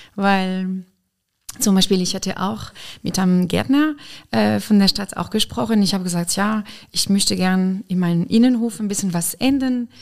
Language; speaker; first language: German; non-native, fluent; French